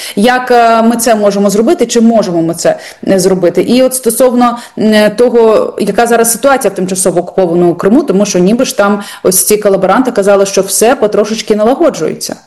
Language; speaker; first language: Ukrainian; native; Ukrainian